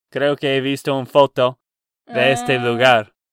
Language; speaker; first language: Spanish; non-native, learner; English